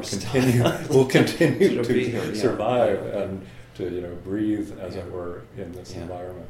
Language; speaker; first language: English; native; English